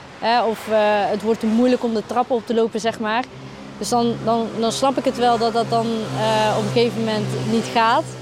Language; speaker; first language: Dutch; early bilingual, other home language; Arabic